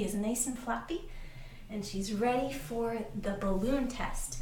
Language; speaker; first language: English; native; English